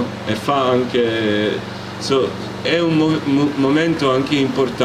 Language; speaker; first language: Italian; non-native, learner; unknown